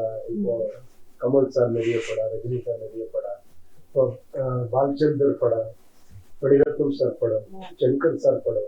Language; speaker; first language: Tamil; non-native, learner; Kannada